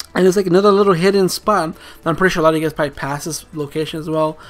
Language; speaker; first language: English; native; English